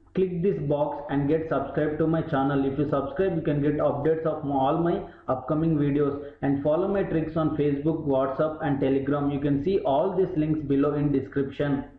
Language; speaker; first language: English; non-native, local second language; Telugu